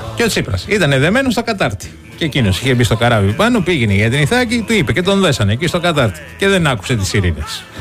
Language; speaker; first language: Greek; native; Greek